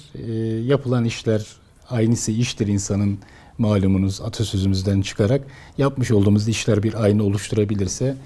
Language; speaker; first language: Turkish; native; Turkish